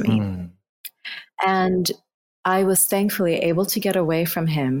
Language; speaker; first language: English; non-native, local second language; Bangla